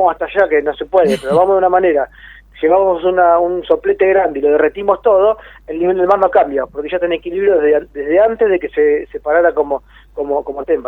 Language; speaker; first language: Spanish; native; Spanish